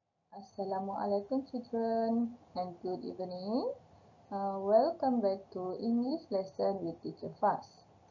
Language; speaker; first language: English; non-native, local second language; Malay